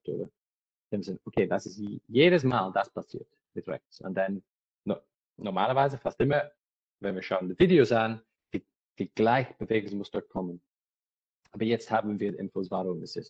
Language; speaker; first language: German; non-native, learner; English